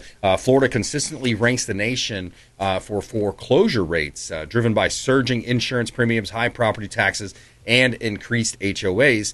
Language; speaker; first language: English; native; English